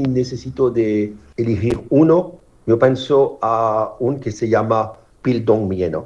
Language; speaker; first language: Spanish; non-native, learner; French